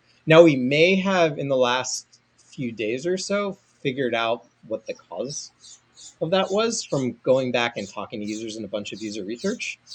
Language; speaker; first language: English; native; English